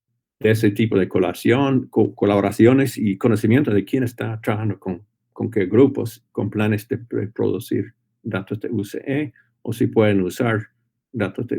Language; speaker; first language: Spanish; non-native, fluent; English